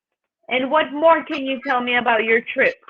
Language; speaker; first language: English; non-native, fluent; Spanish